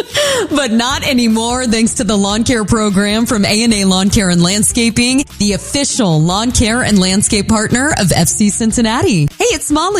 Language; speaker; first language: English; native; English